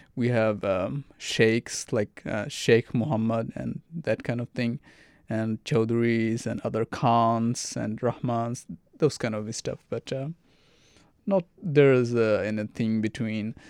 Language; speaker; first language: English; non-native, fluent; Arabic